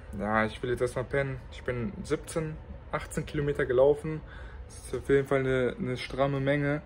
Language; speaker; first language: German; early bilingual, other home language; Turkish